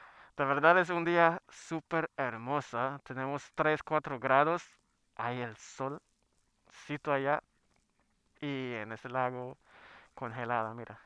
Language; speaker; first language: Spanish; non-native, fluent; Swedish